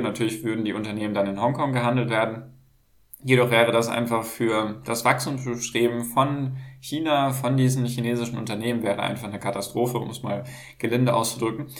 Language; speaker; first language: German; native; German